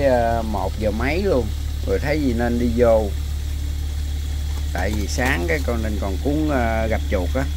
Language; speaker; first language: Vietnamese; native; Vietnamese